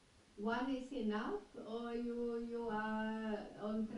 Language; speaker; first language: English; non-native, learner; German